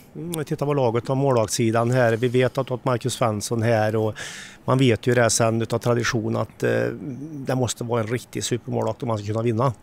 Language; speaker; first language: Swedish; native; Swedish